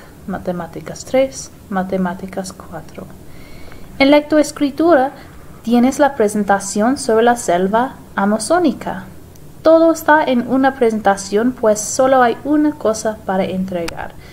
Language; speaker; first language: Spanish; non-native, fluent; English